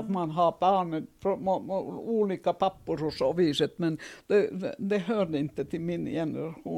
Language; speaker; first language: Swedish; non-native, learner; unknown